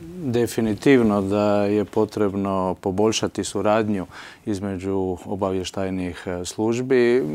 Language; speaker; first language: Croatian; early bilingual, heritage; Croatian